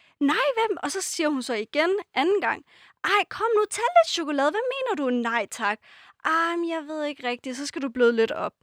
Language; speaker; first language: Danish; early bilingual, other home language; Persian